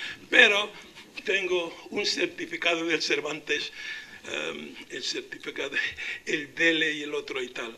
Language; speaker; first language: Spanish; non-native, local second language; Arabic